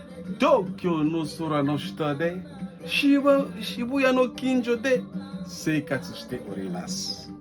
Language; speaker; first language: Japanese; non-native, learner; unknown